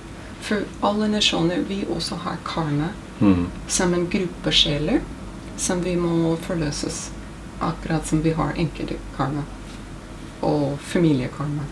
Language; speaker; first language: Norwegian; non-native, fluent; English